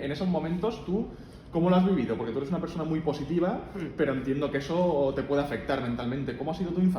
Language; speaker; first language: Spanish; native; Spanish